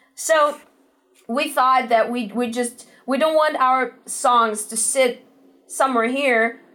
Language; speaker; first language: English; non-native, fluent; Russian